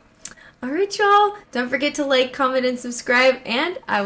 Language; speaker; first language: English; native; English